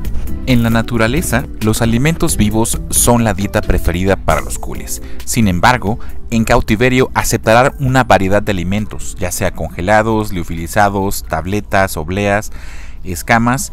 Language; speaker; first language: Spanish; native; Spanish